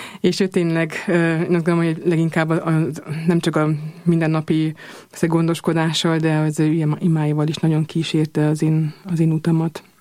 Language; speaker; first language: Hungarian; early bilingual, heritage; Hungarian